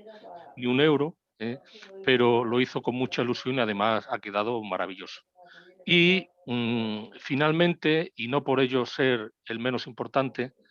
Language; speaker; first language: Spanish; native; Spanish